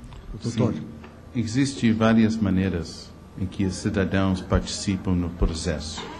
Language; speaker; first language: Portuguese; non-native, fluent; English